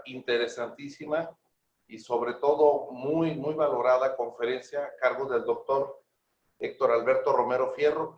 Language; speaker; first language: Spanish; native; Spanish